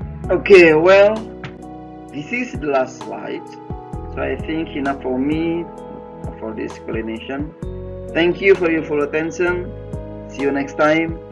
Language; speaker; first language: English; non-native, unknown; Indonesian